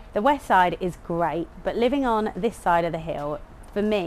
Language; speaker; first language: English; native; English